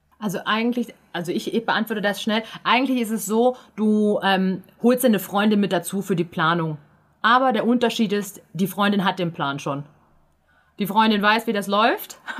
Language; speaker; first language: German; native; German